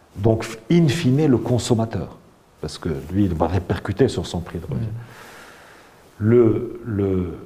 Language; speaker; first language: French; non-native, local second language; Arabic